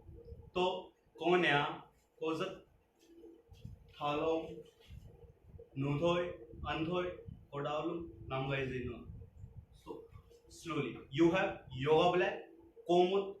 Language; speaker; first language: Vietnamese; non-native, learner; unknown